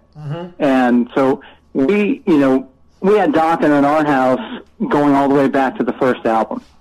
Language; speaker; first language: English; native; English